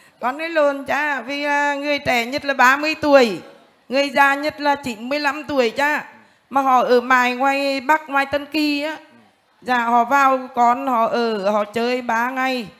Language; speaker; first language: Vietnamese; native; Vietnamese